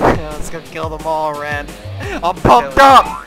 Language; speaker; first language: English; native; English